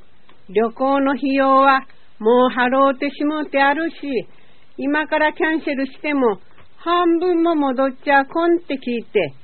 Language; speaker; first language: Japanese; native; Japanese